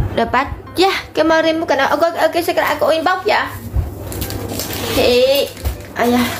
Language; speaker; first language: Indonesian; non-native, learner; Vietnamese